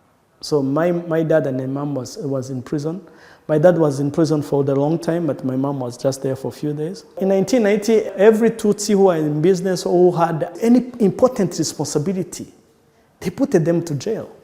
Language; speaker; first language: English; non-native, local second language; Kinyarwanda